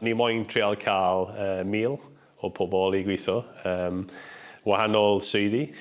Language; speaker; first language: Welsh; non-native, local second language; English